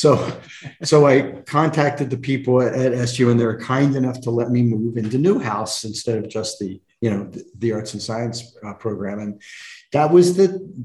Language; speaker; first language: English; native; English